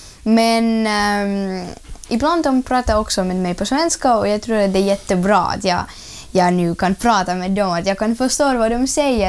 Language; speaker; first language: Swedish; non-native, learner; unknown